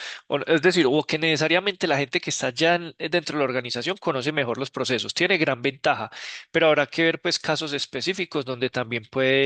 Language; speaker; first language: Spanish; native; Spanish